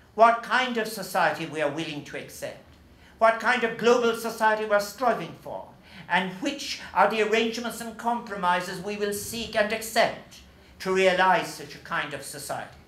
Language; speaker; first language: English; native; English